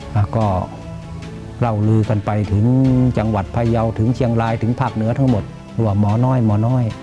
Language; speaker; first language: Thai; native; Thai